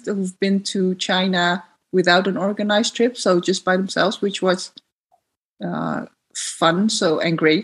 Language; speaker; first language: English; non-native, fluent; Dutch